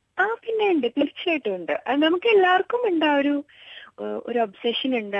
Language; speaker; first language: Malayalam; early bilingual, heritage; Malayalam